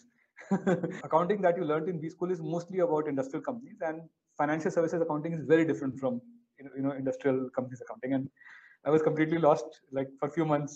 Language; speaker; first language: English; non-native, local second language; Hindi